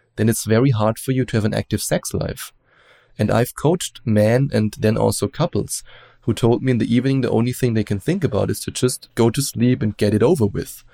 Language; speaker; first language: English; non-native, fluent; German